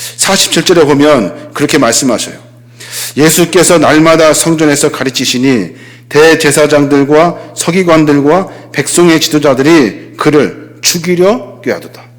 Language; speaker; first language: Korean; native; Korean